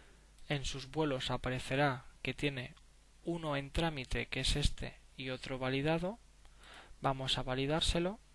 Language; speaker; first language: Spanish; native; Spanish